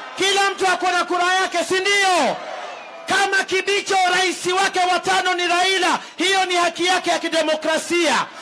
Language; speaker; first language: Swahili; native; Swahili